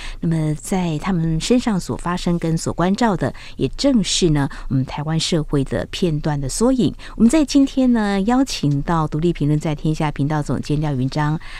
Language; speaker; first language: Chinese; native; Chinese